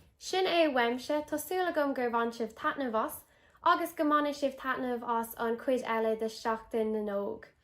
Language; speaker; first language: Irish; non-native, local second language; English